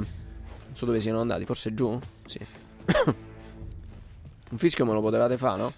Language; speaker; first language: Italian; native; Italian